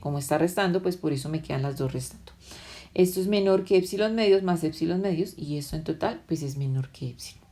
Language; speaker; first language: Spanish; native; Spanish